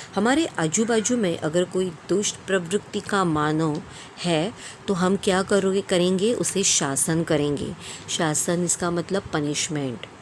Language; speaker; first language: Hindi; non-native, local second language; Marathi